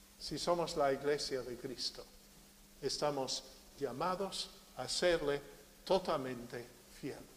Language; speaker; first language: Spanish; non-native, fluent; English